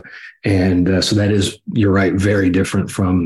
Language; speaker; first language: English; native; English